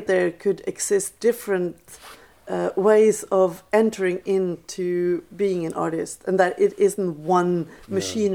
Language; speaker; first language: English; non-native, fluent; Norwegian